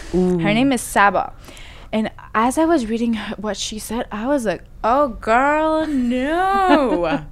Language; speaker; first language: English; non-native, fluent; Persian